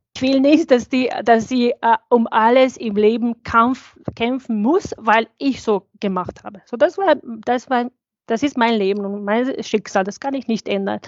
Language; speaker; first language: German; non-native, fluent; Bosnian